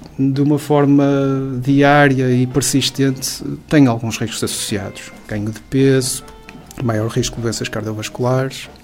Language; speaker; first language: Portuguese; native; Portuguese